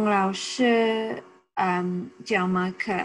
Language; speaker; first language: Chinese; non-native, learner; English